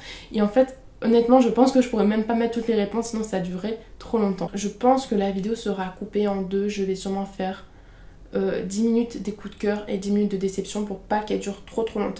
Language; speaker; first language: French; native; French